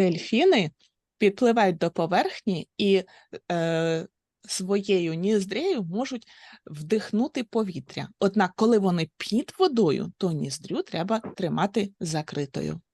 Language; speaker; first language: Ukrainian; native; Ukrainian